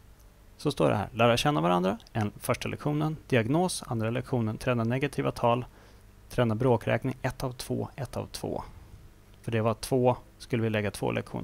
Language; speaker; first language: Swedish; native; Swedish